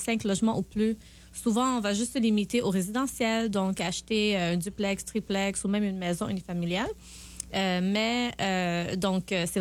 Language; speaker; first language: French; native; French